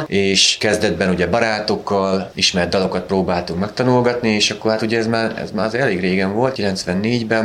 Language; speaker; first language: Hungarian; native; Hungarian